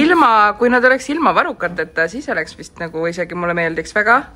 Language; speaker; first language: Estonian; native; Estonian